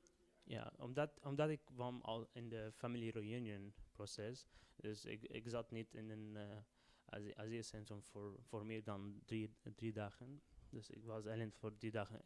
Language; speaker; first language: Dutch; non-native, learner; Arabic